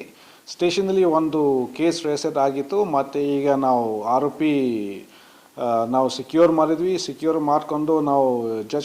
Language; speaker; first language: Kannada; non-native, fluent; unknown